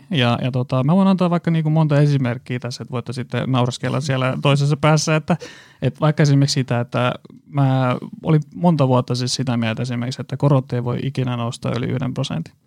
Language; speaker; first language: Finnish; native; Finnish